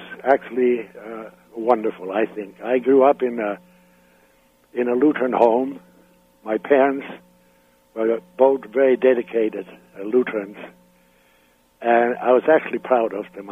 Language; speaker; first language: English; non-native, fluent; Danish